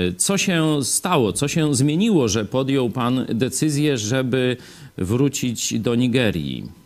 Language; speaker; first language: Polish; native; Polish